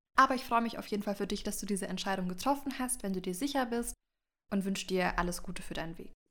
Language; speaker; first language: German; early bilingual, other home language; Amharic